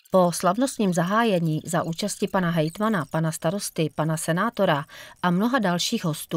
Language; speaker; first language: Czech; native; Czech